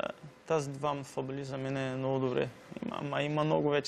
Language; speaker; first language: Bulgarian; non-native, learner; Portuguese